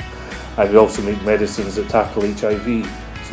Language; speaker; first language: English; native; English